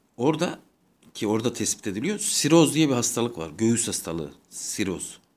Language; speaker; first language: Turkish; native; Turkish